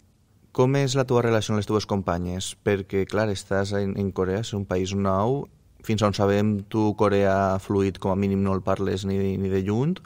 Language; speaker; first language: Catalan; native; Catalan